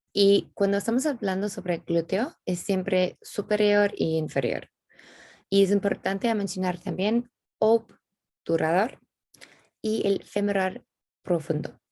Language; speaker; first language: Spanish; non-native, fluent; English